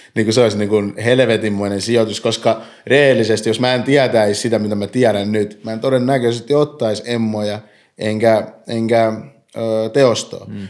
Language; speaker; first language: Finnish; early bilingual, other home language; English